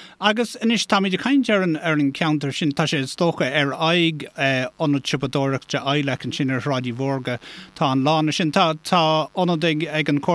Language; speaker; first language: Irish; native; Irish